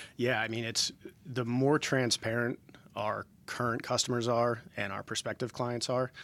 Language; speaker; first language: English; native; English